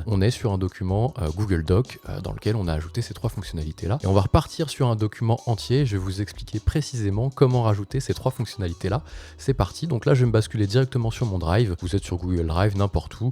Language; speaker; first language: French; native; French